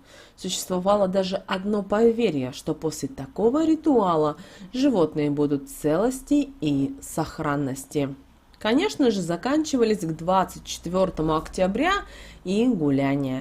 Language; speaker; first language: Russian; native; Russian